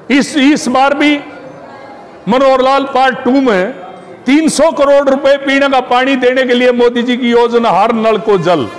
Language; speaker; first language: Hindi; native; Hindi